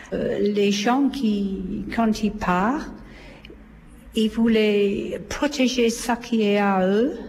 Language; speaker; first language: French; non-native, fluent; English